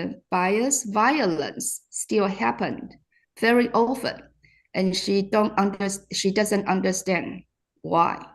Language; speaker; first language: English; non-native, fluent; Chinese